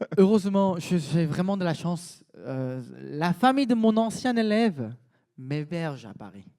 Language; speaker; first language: French; non-native, fluent; Korean